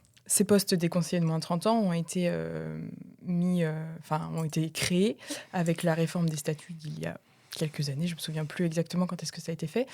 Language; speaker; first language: French; native; French